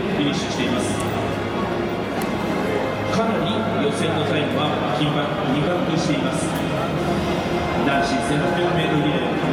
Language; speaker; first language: Japanese; native; Japanese